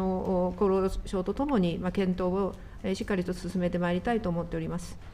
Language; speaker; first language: Japanese; native; Japanese